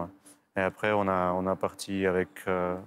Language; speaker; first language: French; non-native, fluent; Ukrainian